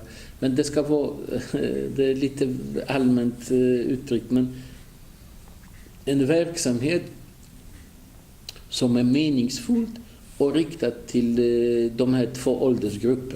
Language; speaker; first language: Swedish; non-native, fluent; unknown